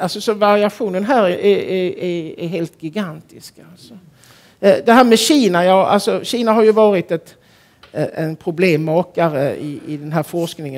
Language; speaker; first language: Swedish; native; Swedish